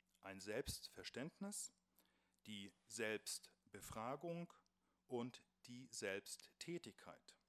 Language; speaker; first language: German; native; German